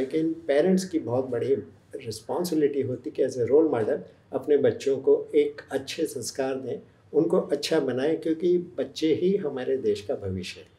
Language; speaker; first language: Hindi; native; Hindi